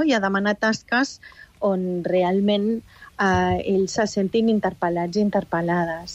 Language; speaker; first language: Catalan; native; Catalan